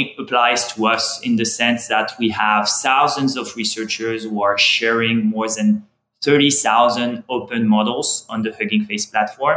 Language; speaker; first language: English; non-native, fluent; French